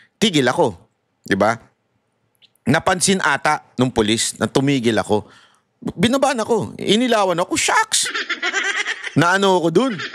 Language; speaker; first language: Filipino; native; Filipino